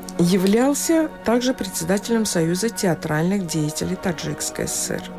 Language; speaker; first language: Russian; non-native, local second language; Tajik